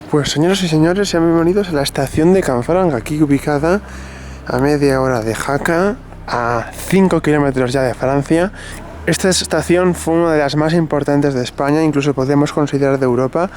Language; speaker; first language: Spanish; native; Spanish